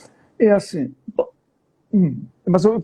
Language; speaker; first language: Portuguese; non-native, fluent; Turkish